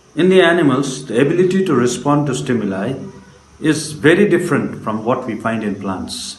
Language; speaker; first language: English; non-native, local second language; Nepali